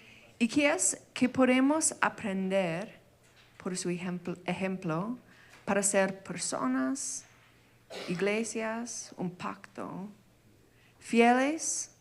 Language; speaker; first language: Spanish; non-native, fluent; English